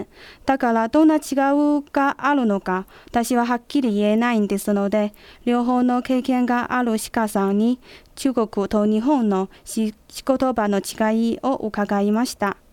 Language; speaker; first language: Japanese; non-native, fluent; Chinese